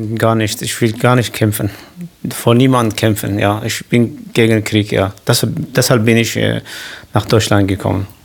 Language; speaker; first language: German; non-native, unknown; Kurdish